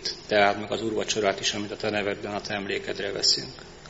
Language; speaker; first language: Hungarian; native; Hungarian